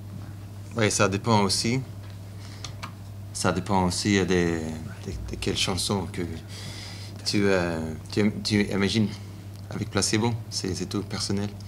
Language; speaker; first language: French; non-native, fluent; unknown